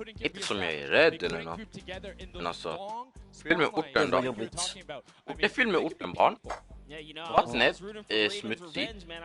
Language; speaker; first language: Swedish; early bilingual, other home language; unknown